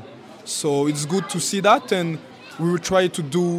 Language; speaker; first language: English; non-native, fluent; French